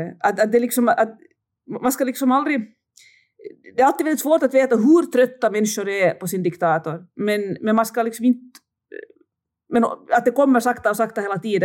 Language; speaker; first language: Swedish; native; Swedish